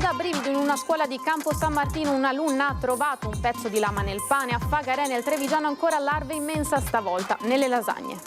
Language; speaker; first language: Italian; native; Italian